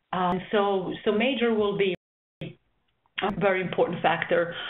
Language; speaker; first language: English; non-native, fluent; Serbian